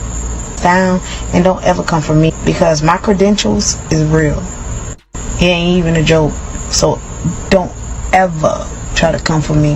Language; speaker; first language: English; native; English